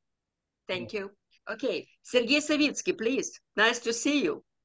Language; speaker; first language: English; non-native, learner; Ukrainian